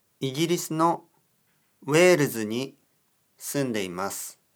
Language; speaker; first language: Japanese; non-native, learner; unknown